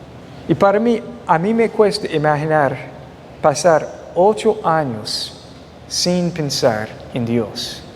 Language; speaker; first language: Spanish; non-native, fluent; English